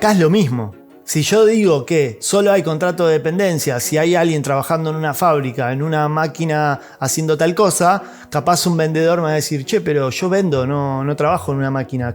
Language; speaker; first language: Spanish; native; Spanish